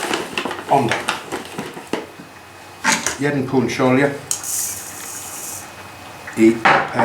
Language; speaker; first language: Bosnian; non-native, learner; English